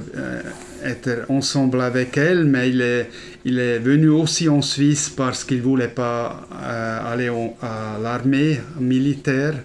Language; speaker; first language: French; non-native, fluent; German